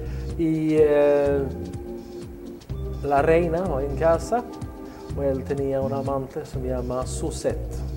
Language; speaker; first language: Spanish; non-native, learner; Swedish